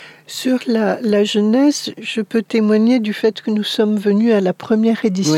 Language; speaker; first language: French; native; French